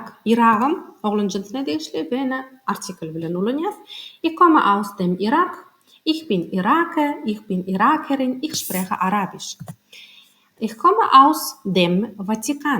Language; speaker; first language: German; non-native, fluent; Turkmen